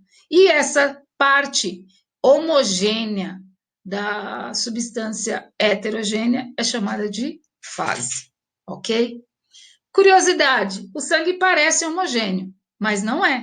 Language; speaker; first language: Portuguese; native; Portuguese